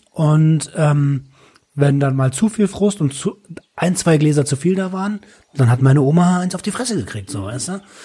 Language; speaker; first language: German; native; German